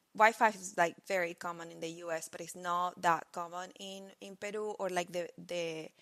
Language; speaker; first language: English; non-native, fluent; Spanish